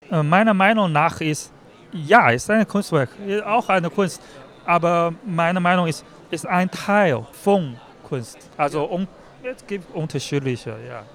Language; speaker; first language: German; non-native, learner; Chinese